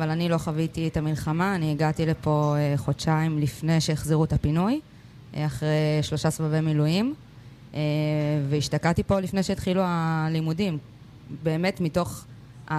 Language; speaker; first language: Hebrew; native; Hebrew